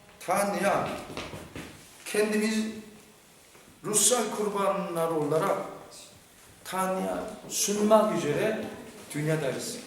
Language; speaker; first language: Turkish; non-native, fluent; Korean